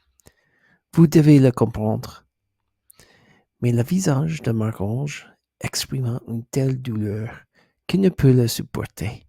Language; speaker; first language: French; non-native, learner; English